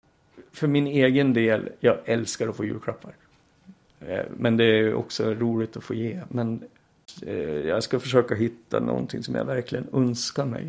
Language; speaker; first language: Swedish; native; Swedish